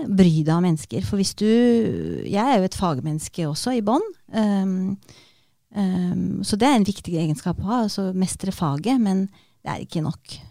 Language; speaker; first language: Norwegian; early bilingual, other home language; Romanian